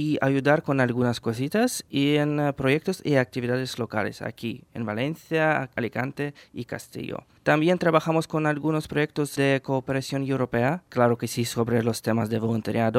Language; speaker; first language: Spanish; non-native, fluent; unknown